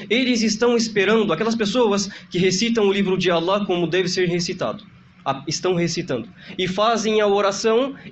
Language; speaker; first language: Portuguese; native; Portuguese